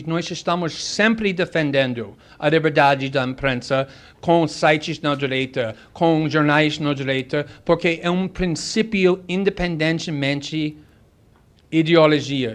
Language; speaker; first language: Portuguese; non-native, fluent; English